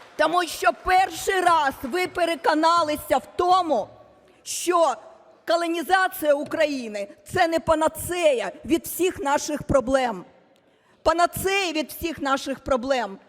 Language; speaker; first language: Ukrainian; non-native, local second language; Russian